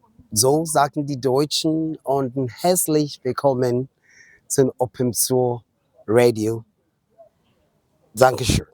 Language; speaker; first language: German; non-native, fluent; Akan